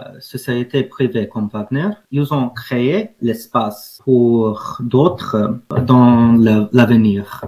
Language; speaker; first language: French; non-native, learner; English